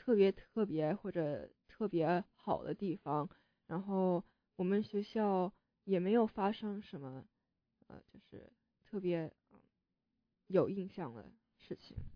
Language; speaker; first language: Chinese; early bilingual, heritage; Chinese